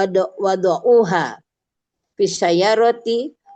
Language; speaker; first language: Arabic; non-native, learner; Indonesian